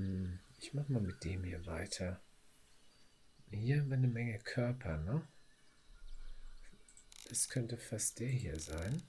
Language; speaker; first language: German; native; German